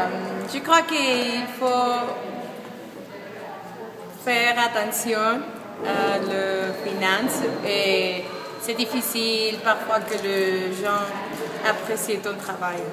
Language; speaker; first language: French; non-native, learner; Spanish